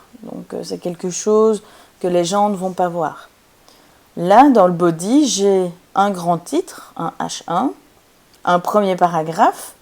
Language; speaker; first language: French; native; French